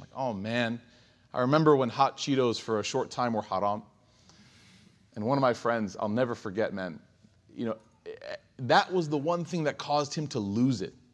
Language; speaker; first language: English; native; English